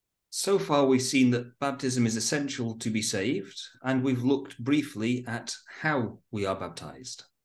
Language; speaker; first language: English; native; English